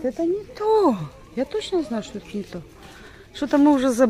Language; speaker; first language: Russian; native; Russian